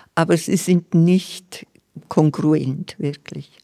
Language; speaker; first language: German; non-native, fluent; Romansh